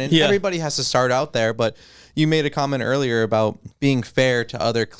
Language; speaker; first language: English; native; English